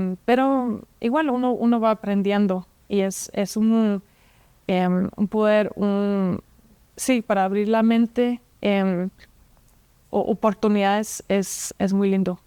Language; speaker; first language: Spanish; non-native, fluent; German